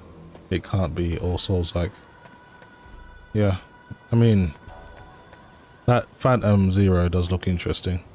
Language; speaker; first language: English; native; English